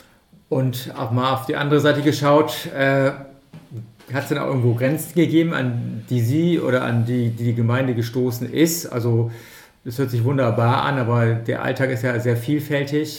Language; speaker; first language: German; native; German